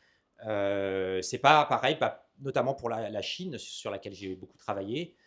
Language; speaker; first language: French; native; French